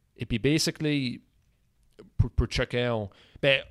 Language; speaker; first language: French; native; French